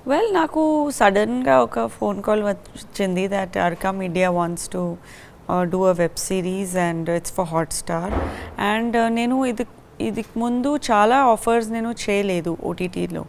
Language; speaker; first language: Telugu; non-native, learner; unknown